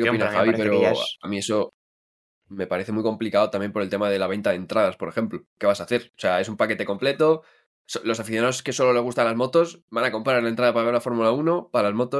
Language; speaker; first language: Spanish; native; Spanish